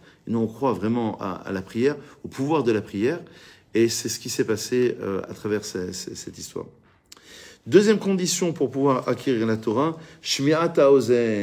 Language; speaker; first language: French; native; French